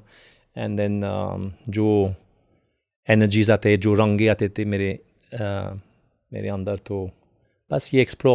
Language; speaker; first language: Hindi; non-native, fluent; French